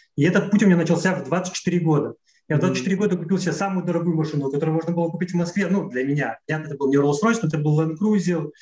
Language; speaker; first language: Russian; native; Russian